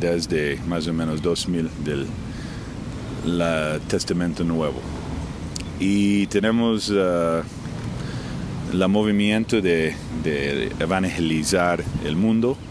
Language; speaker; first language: Spanish; non-native, fluent; English